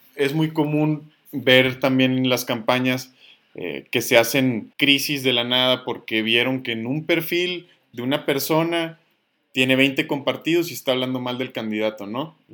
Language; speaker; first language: Spanish; native; Spanish